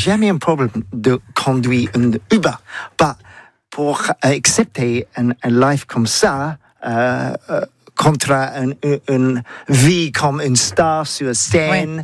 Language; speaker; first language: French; non-native, learner; English